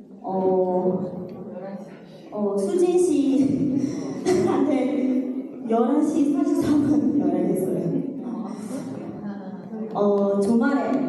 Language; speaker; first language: Korean; non-native, learner; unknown